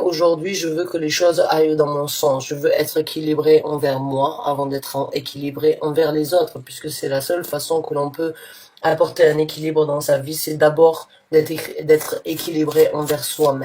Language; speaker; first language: French; native; French